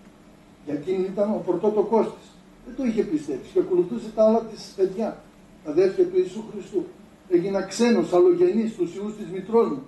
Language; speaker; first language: Greek; native; Greek